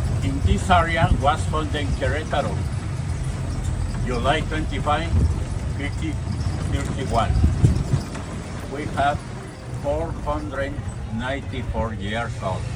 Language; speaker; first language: English; non-native, learner; Spanish